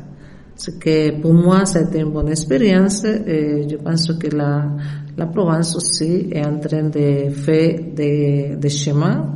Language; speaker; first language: French; non-native, fluent; Spanish